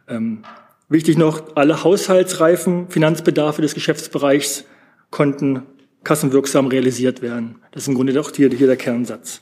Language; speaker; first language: German; native; German